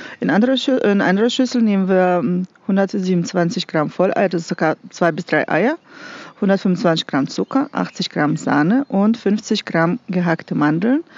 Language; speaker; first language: German; non-native, fluent; Russian